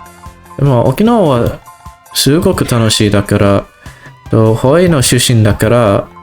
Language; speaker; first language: Japanese; non-native, learner; English